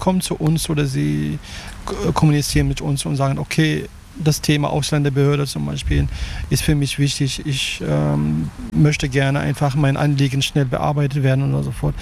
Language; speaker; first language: German; non-native, fluent; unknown